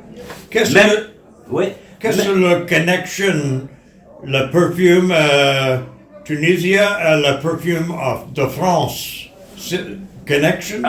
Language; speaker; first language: French; non-native, learner; English